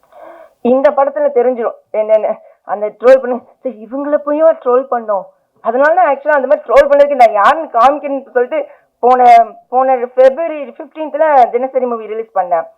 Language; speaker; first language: Tamil; early bilingual, heritage; Tamil